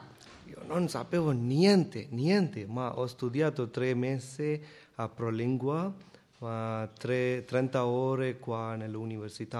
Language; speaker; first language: Italian; non-native, learner; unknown